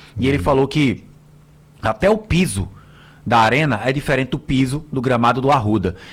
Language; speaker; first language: Portuguese; native; Portuguese